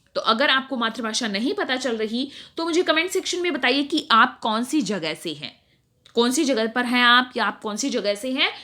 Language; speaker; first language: Hindi; native; Hindi